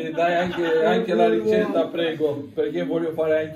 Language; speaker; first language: Italian; non-native, learner; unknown